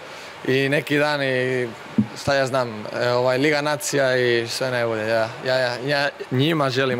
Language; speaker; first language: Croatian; non-native, fluent; Spanish